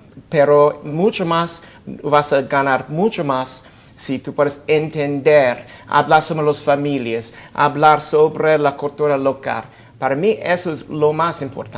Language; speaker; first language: Spanish; non-native, fluent; English